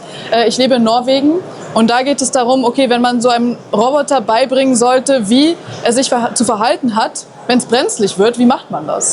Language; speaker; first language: German; native; German